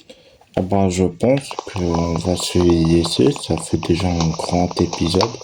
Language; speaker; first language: French; native; French